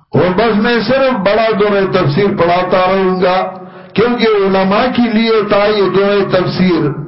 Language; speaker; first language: Urdu; non-native, local second language; Pashto